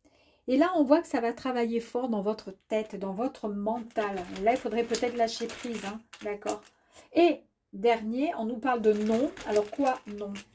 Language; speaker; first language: French; native; French